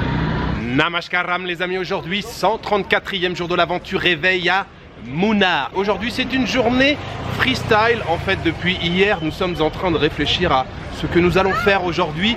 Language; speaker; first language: French; native; French